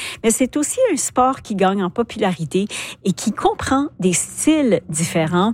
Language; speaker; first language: French; native; French